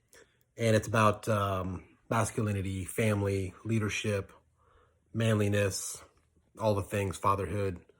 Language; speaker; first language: English; native; English